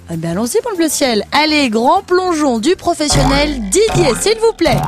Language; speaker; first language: French; native; French